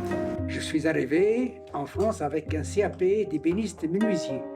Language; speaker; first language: French; non-native, local second language; Arabic